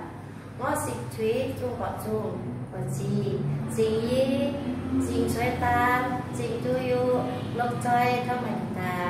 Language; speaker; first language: Cantonese; non-native, learner; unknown